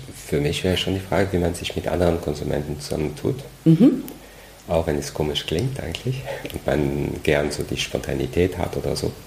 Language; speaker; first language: German; non-native, fluent; French